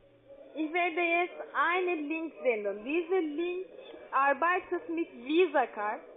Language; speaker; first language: German; non-native, learner; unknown